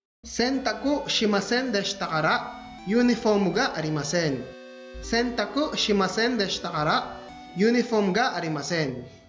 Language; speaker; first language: Japanese; non-native, fluent; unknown